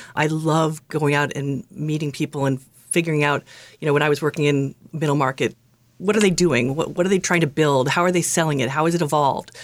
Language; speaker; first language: English; native; English